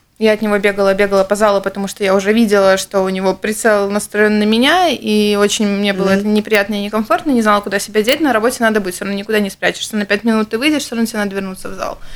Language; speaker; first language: Russian; native; Russian